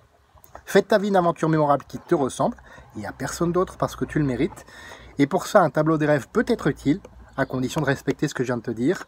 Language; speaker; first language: French; native; French